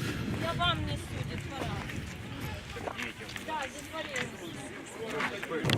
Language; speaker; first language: Russian; native; Russian